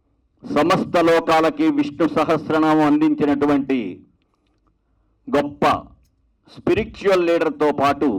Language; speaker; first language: Telugu; native; Telugu